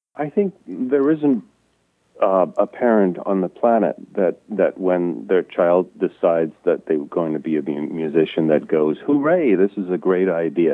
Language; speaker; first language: English; non-native, fluent; German